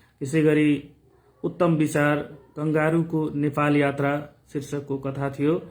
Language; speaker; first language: Nepali; non-native, local second language; Maithili